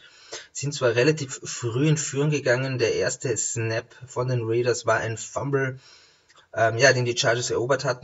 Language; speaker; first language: German; native; German